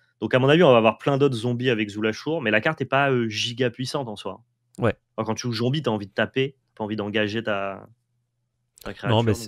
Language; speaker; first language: French; native; French